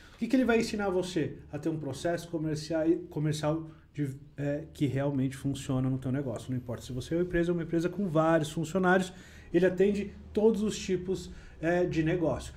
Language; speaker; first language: Portuguese; native; Portuguese